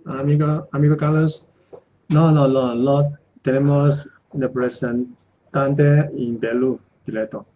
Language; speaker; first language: Spanish; non-native, learner; Chinese